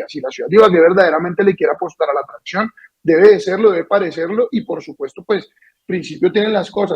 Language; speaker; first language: Spanish; native; Spanish